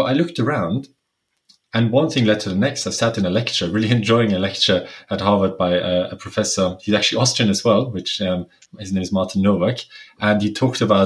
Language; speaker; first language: English; non-native, fluent; German